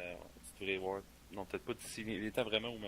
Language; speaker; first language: French; native; French